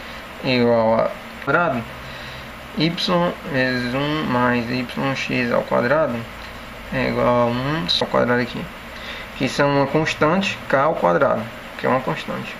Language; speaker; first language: Portuguese; native; Portuguese